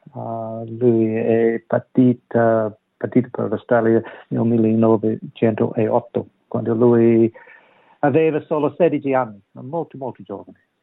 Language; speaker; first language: Italian; non-native, learner; English